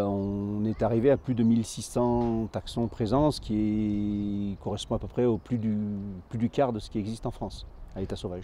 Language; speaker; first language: French; native; French